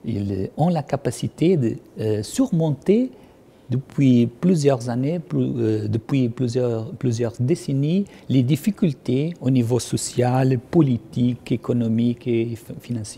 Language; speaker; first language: French; non-native, fluent; Portuguese